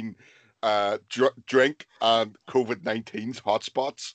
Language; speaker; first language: English; native; English